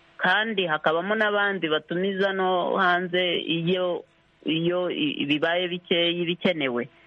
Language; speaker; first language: Kinyarwanda; native; Kinyarwanda